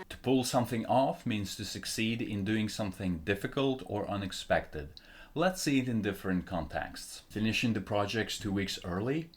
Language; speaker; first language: English; non-native, fluent; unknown